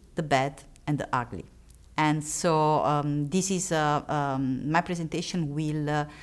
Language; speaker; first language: English; non-native, fluent; Italian